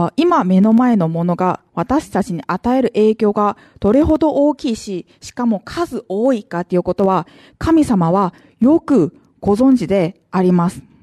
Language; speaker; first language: Japanese; non-native, fluent; Korean